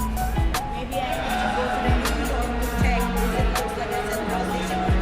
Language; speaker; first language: English; non-native, learner; Indonesian